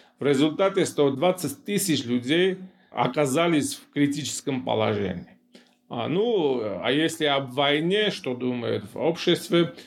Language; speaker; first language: Russian; non-native, local second language; Armenian